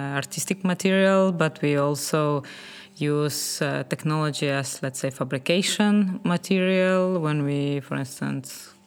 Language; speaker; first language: English; non-native, fluent; Estonian